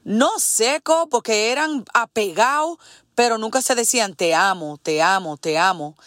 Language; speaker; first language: Spanish; early bilingual, heritage; Spanish